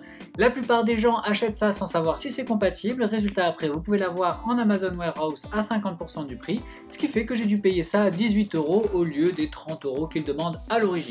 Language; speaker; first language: French; native; French